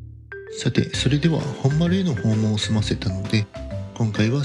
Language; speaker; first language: Japanese; native; Japanese